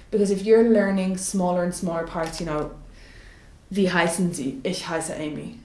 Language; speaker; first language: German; non-native, fluent; English